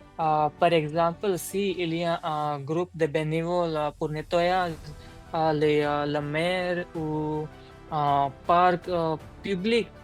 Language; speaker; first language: French; non-native, learner; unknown